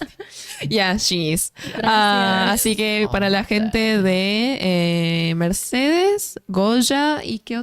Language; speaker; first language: Spanish; native; Spanish